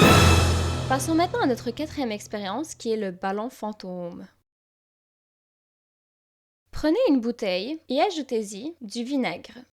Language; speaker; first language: French; native; French